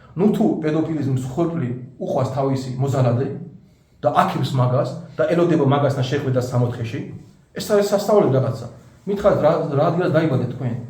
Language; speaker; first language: Georgian; non-native, local second language; Azerbaijani